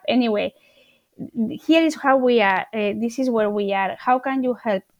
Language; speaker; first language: English; non-native, fluent; Spanish